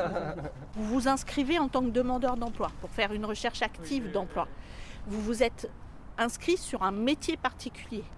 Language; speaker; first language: French; native; French